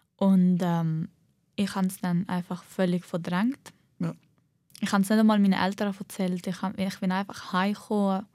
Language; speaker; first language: German; early bilingual, heritage; Arabic